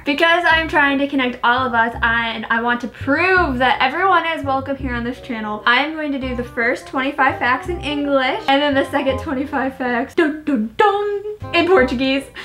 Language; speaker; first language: English; native; English